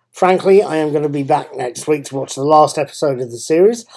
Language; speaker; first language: English; native; English